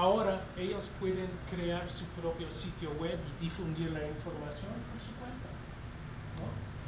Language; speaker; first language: Spanish; non-native, fluent; English